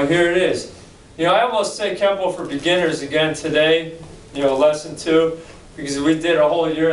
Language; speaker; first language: English; native; English